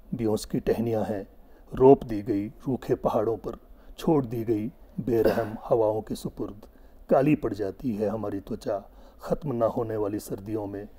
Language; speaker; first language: Hindi; non-native, local second language; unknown